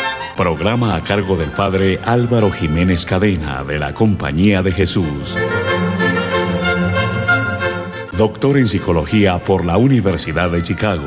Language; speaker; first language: Spanish; native; Spanish